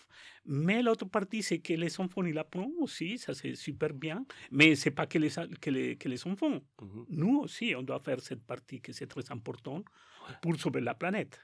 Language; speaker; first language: French; non-native, learner; Spanish